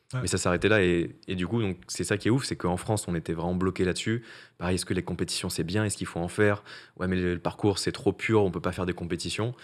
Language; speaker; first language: French; native; French